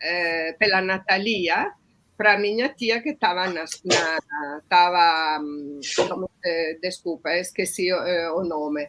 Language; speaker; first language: Portuguese; non-native, fluent; Italian